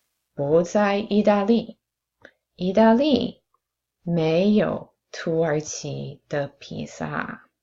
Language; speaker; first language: Chinese; non-native, fluent; English